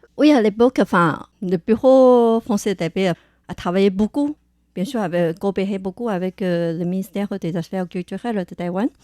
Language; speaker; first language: French; non-native, fluent; Chinese